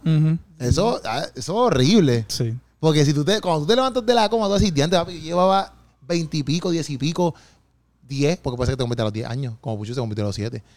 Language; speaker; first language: Spanish; native; Spanish